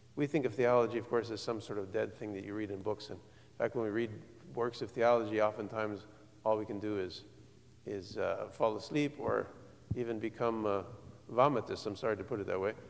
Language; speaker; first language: English; native; English